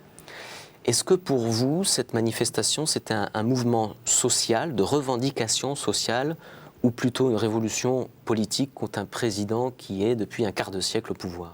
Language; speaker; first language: French; native; French